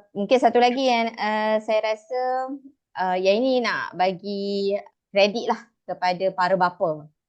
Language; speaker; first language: Malay; native; Malay